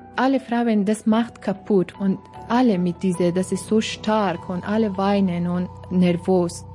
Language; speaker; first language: German; non-native, learner; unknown